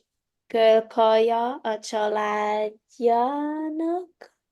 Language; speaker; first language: Hungarian; non-native, learner; English